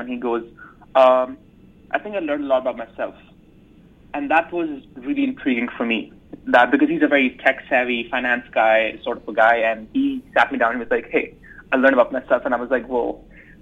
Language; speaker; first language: English; non-native, local second language; Urdu